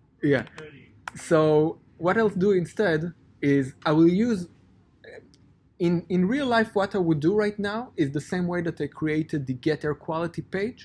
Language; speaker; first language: English; non-native, fluent; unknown